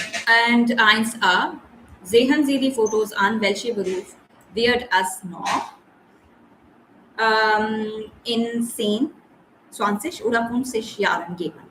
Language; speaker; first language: German; non-native, learner; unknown